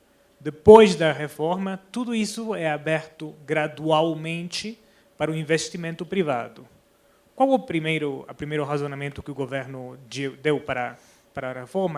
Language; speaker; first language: Portuguese; non-native, fluent; Spanish